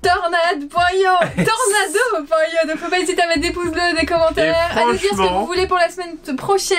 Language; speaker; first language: French; native; French